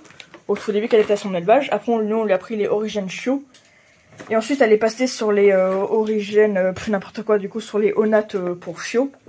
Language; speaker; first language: French; native; French